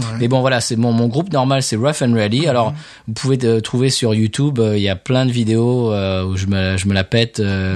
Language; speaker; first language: French; native; French